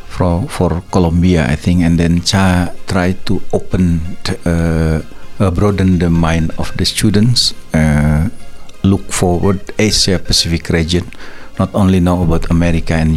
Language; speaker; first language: English; non-native, learner; Indonesian